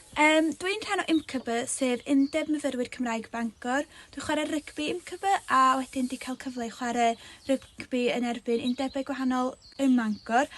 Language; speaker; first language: Welsh; native; Welsh